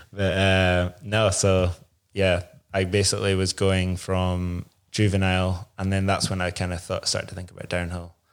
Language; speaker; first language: English; native; English